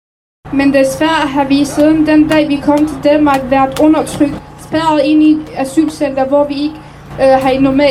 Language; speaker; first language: Danish; non-native, learner; Kurdish